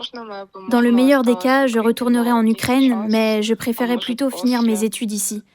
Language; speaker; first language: French; early bilingual, other home language; Ukrainian